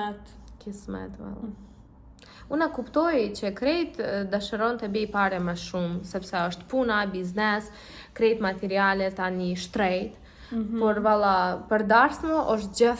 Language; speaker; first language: Albanian; non-native, learner; Russian